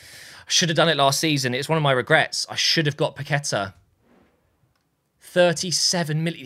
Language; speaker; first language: English; native; English